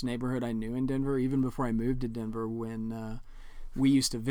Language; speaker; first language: English; native; English